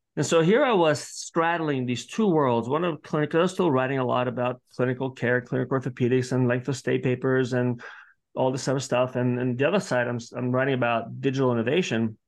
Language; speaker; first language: English; early bilingual, other home language; Italian